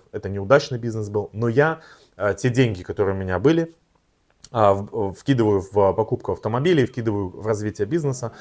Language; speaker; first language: Russian; native; Russian